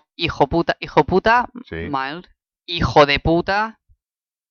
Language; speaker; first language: Spanish; native; Spanish